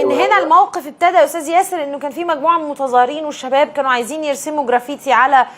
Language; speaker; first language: Arabic; native; Arabic